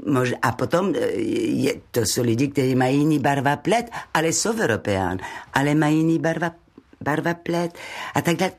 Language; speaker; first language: Czech; non-native, fluent; French